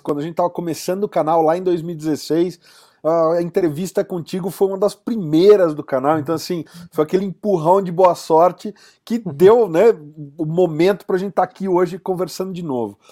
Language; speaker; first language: Portuguese; native; Portuguese